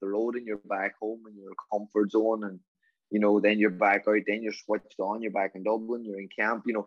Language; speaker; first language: English; native; English